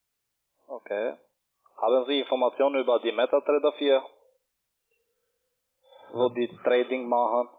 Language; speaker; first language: German; non-native, learner; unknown